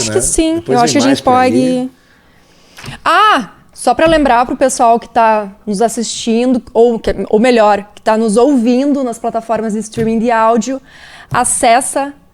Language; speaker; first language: Portuguese; native; Portuguese